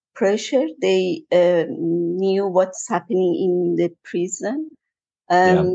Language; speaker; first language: English; non-native, fluent; Persian